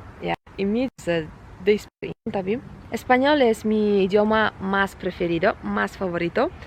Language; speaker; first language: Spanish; non-native, fluent; Kazakh